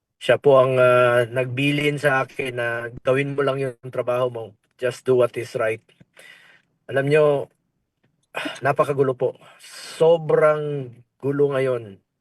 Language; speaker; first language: Filipino; non-native, local second language; Cebuano